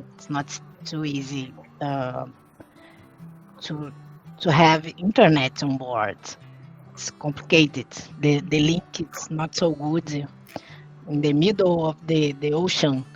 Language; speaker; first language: English; non-native, learner; Portuguese